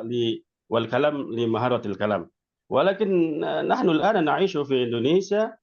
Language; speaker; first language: Arabic; non-native, fluent; Indonesian